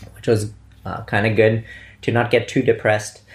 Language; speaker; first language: English; non-native, fluent; Italian